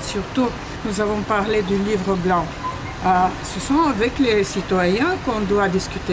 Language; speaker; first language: French; non-native, fluent; Bulgarian